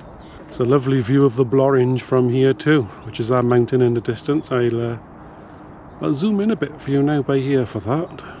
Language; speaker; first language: English; native; English